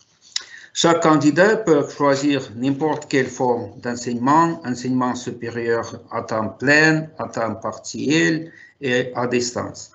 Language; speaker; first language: French; non-native, fluent; Russian